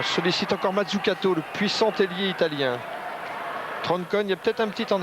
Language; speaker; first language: French; native; French